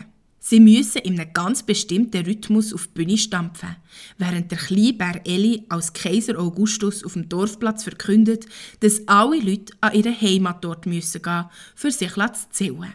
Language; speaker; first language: German; native; German